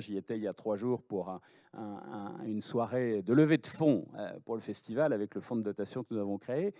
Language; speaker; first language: French; native; French